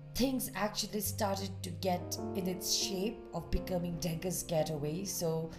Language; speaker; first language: English; non-native, fluent; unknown